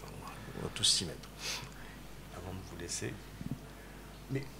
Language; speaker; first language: French; native; French